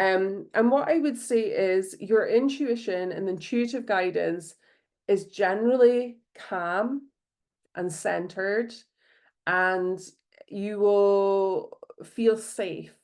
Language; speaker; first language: English; native; English